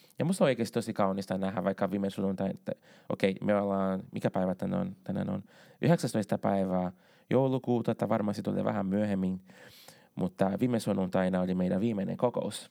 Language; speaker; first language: Finnish; non-native, fluent; Portuguese